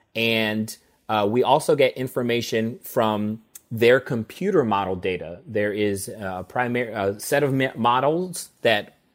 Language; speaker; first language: English; native; English